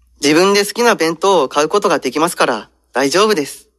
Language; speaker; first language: Japanese; non-native, fluent; Indonesian